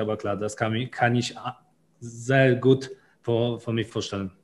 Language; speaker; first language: German; non-native, learner; Polish